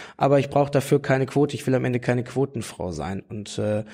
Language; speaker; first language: German; native; German